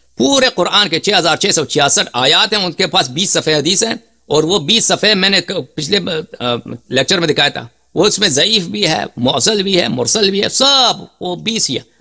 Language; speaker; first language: Urdu; non-native, fluent; Persian